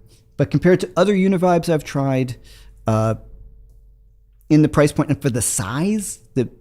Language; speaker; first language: English; native; English